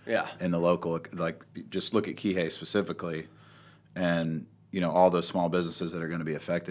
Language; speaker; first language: English; native; English